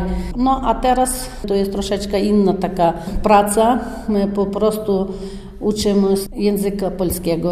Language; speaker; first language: Polish; non-native, learner; Ukrainian